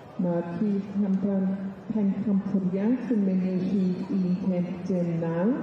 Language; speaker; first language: Welsh; non-native, learner; English